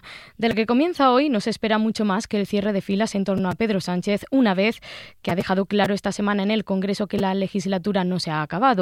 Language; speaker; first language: Spanish; native; Spanish